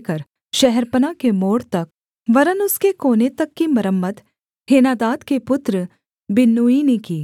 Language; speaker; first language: Hindi; native; Hindi